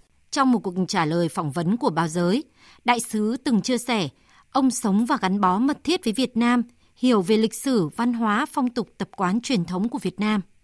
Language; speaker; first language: Vietnamese; native; Vietnamese